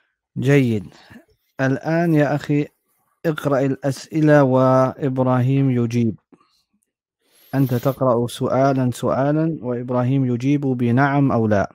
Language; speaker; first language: Arabic; non-native, fluent; German